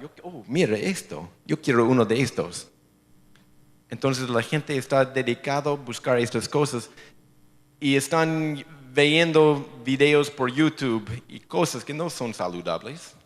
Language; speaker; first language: Spanish; non-native, fluent; English